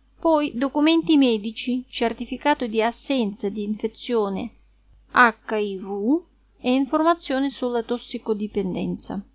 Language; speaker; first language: Italian; non-native, fluent; Russian